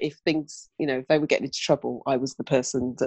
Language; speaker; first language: English; native; English